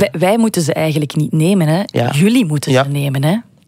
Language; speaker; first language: Dutch; native; Dutch